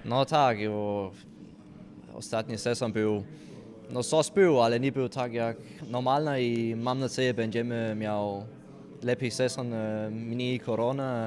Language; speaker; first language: Polish; non-native, learner; Danish